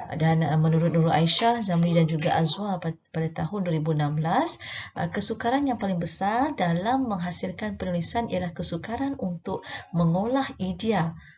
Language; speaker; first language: Malay; native; Malay